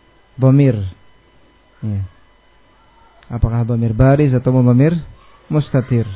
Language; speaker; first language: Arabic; non-native, fluent; Indonesian